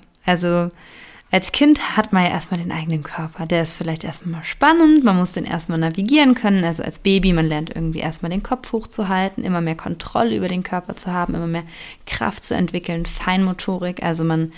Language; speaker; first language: German; native; German